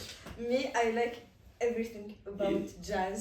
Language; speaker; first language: English; non-native, fluent; French